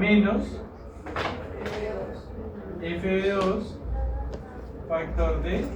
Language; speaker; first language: Spanish; native; Spanish